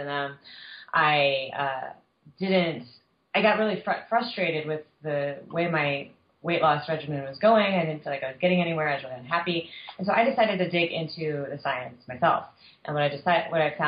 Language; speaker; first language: English; native; English